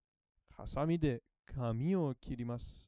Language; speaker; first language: Japanese; non-native, learner; English